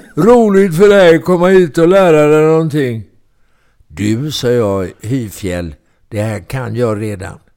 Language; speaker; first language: Swedish; native; Swedish